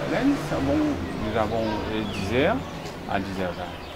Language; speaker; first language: French; non-native, local second language; Morisyen